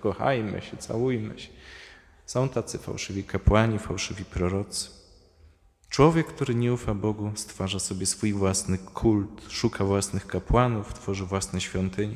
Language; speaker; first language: Polish; native; Polish